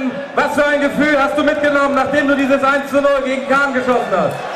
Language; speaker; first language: German; native; German